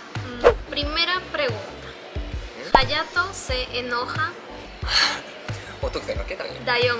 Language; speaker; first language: Spanish; native; Spanish